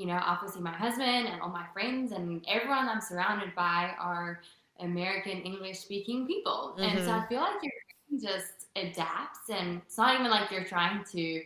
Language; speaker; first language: English; non-native, local second language; Afrikaans